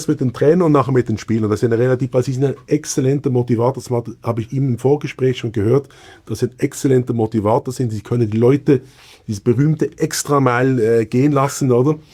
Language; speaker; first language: German; native; German